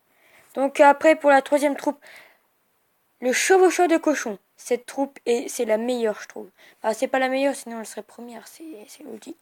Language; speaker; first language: French; native; French